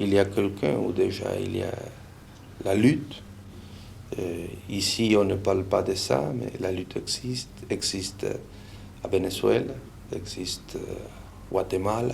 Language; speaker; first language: French; non-native, fluent; Spanish